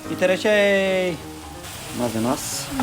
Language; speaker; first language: Japanese; non-native, learner; Serbian